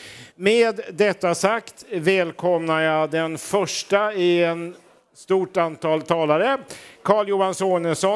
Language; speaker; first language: Swedish; native; Swedish